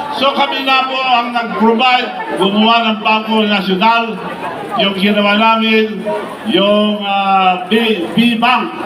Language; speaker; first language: Filipino; non-native, local second language; Iloko